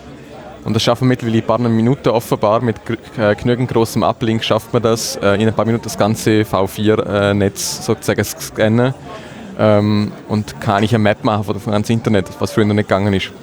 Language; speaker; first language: German; native; German